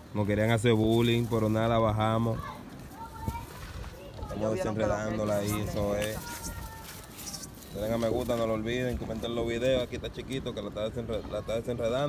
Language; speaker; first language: Spanish; native; Spanish